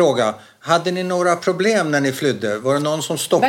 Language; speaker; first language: Swedish; early bilingual, other home language; Arabic